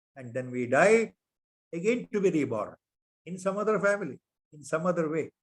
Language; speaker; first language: English; non-native, local second language; Kannada